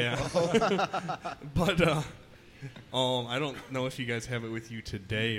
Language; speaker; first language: English; native; English